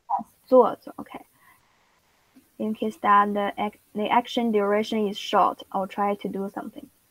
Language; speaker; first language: English; non-native, fluent; Chinese